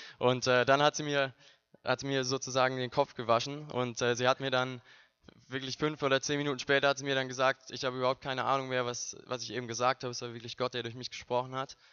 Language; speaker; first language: German; native; German